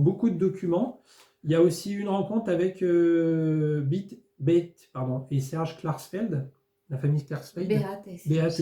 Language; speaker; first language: French; native; French